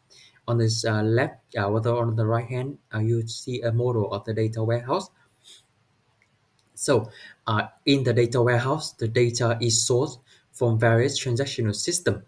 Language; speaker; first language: English; non-native, learner; Vietnamese